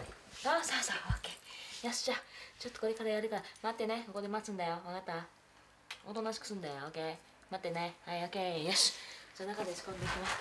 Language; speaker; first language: Japanese; native; Japanese